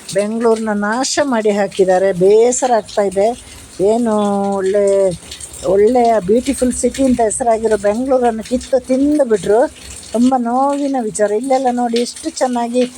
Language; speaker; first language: Kannada; native; Kannada